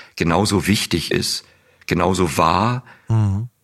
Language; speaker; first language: German; native; German